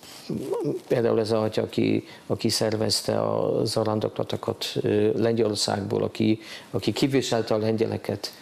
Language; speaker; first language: Hungarian; non-native, fluent; Polish